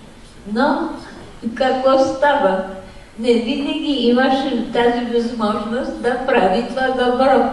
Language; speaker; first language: Bulgarian; non-native, fluent; Polish